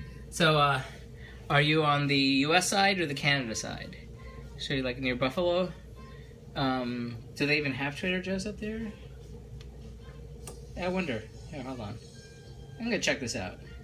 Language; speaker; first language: English; native; English